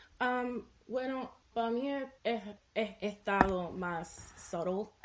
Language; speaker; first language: Spanish; early bilingual, heritage; Spanish